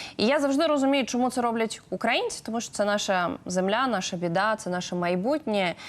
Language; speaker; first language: Ukrainian; native; Ukrainian